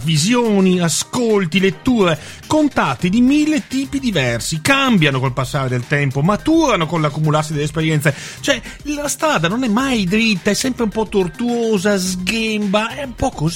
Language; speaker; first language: Italian; native; Italian